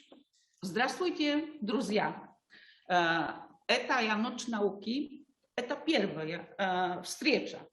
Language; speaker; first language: Russian; non-native, learner; Polish